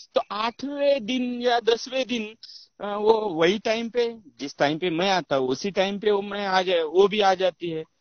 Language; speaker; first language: Hindi; non-native, local second language; Marathi